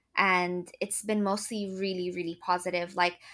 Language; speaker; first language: English; non-native, fluent; Arabic